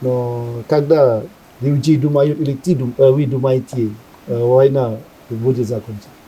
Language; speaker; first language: Russian; non-native, learner; Indonesian